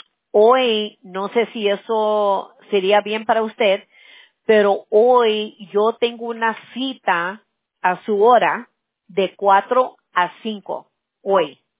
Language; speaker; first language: Spanish; early bilingual, heritage; Spanish